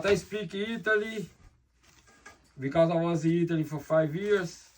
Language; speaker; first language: English; non-native, learner; Portuguese